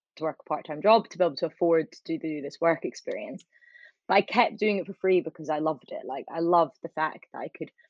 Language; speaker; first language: English; native; English